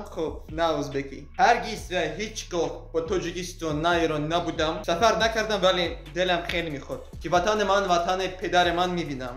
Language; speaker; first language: Persian; non-native, learner; Russian